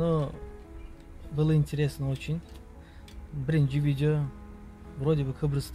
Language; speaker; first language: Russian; non-native, local second language; Turkmen